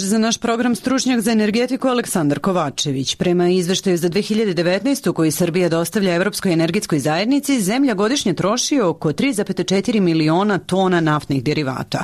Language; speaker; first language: Serbian; native; Serbian